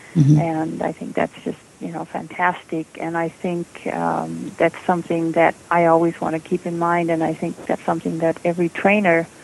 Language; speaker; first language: English; non-native, fluent; Danish